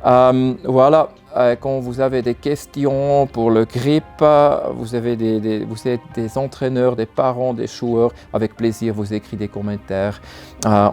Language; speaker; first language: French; non-native, learner; German